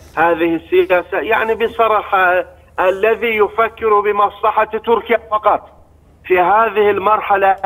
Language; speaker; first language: Arabic; non-native, fluent; Turkish